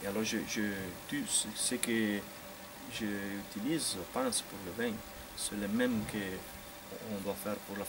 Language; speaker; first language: French; non-native, fluent; Italian